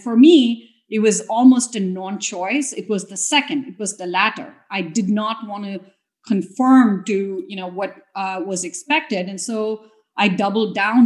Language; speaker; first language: English; non-native, local second language; Tamil